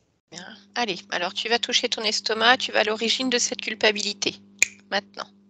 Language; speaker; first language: French; native; French